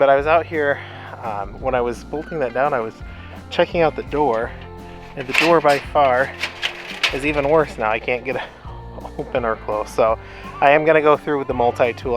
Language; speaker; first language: English; native; English